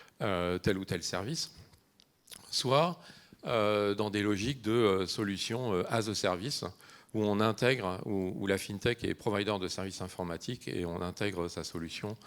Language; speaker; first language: French; native; French